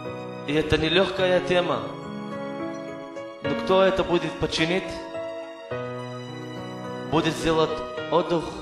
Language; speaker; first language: Russian; non-native, learner; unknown